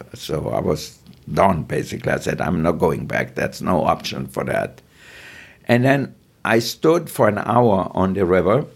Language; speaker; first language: English; non-native, fluent; German